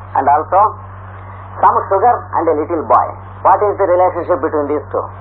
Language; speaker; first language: English; non-native, local second language; Telugu